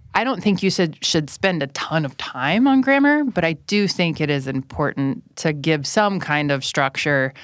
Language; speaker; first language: English; native; English